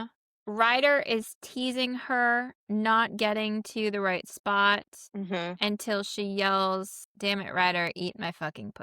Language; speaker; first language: English; native; English